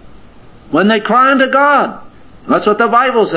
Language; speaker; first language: English; native; English